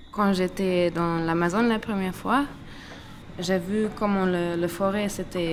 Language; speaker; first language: French; non-native, learner; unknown